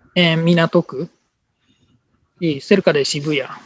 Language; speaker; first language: Spanish; non-native, learner; Japanese